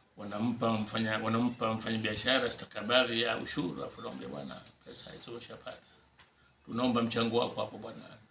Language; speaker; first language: Swahili; native; Swahili